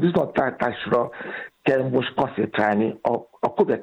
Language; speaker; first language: Hungarian; non-native, fluent; Yoruba